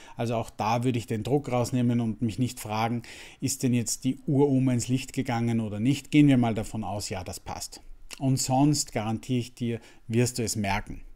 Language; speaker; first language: German; native; German